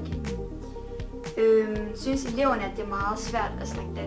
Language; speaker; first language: Danish; native; Danish